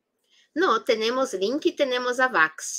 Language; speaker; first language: Spanish; non-native, fluent; Portuguese